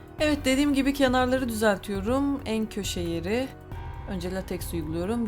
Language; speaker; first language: Turkish; native; Turkish